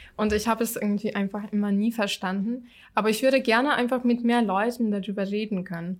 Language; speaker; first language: German; non-native, fluent; Ukrainian